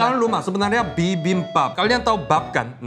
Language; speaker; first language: Indonesian; non-native, fluent; Korean